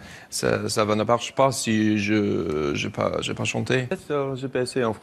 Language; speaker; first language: French; non-native, learner; English